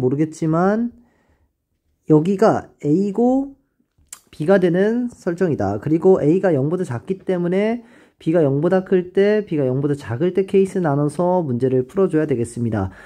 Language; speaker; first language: Korean; native; Korean